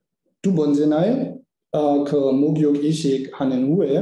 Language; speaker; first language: Korean; non-native, learner; German